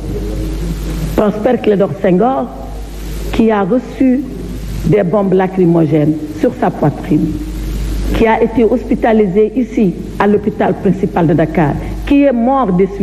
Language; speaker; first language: French; non-native, local second language; Fula